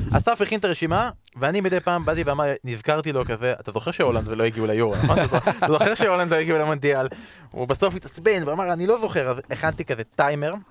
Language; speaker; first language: Hebrew; native; Hebrew